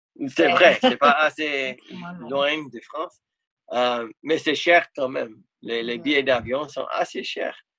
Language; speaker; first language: French; non-native, fluent; English